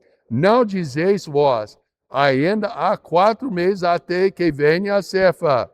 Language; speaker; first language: Portuguese; non-native, fluent; English